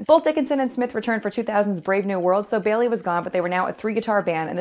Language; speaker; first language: English; native; English